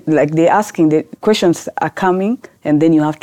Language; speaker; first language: English; non-native, fluent; Arabic